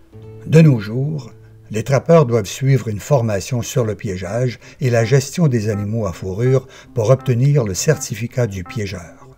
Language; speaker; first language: French; native; French